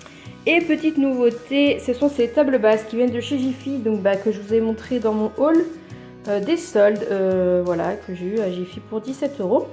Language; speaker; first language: French; native; French